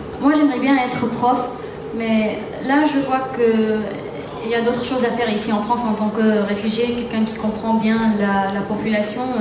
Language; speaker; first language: French; non-native, fluent; Arabic